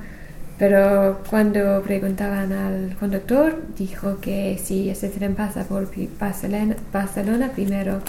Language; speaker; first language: Spanish; non-native, learner; English